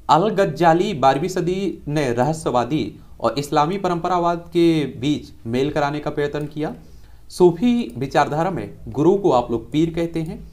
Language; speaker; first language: Hindi; native; Hindi